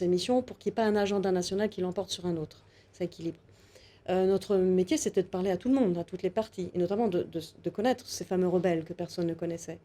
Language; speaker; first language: French; native; French